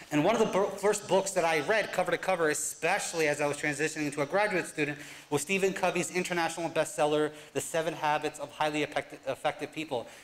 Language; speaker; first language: English; native; English